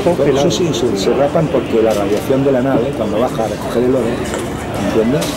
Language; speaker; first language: Spanish; native; Spanish